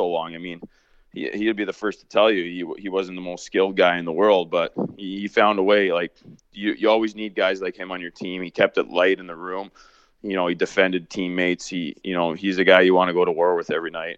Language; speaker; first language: English; native; English